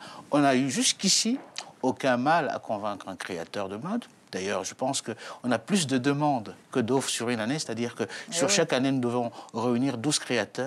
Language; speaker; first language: French; native; French